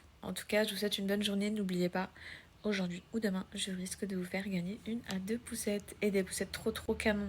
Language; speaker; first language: French; native; French